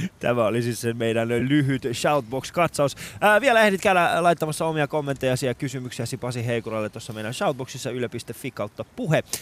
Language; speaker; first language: Finnish; non-native, fluent; Persian